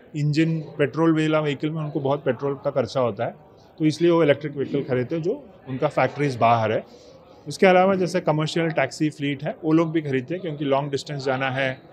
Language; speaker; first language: Hindi; non-native, local second language; Gujarati